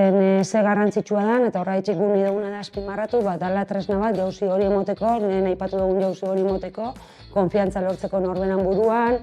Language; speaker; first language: Basque; native; Basque